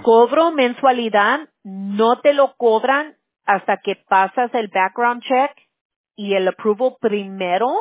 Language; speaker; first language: Spanish; early bilingual, heritage; Spanish